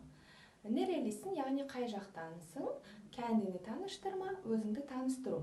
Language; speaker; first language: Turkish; non-native, fluent; Kazakh